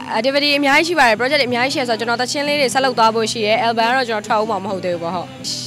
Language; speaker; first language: Burmese; native; Burmese